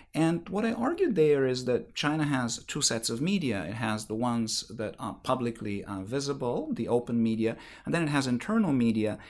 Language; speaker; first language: English; non-native, fluent; Bulgarian